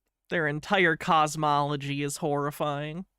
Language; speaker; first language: English; native; English